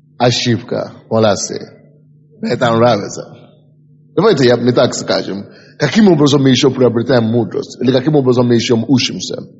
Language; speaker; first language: Russian; non-native, fluent; Yoruba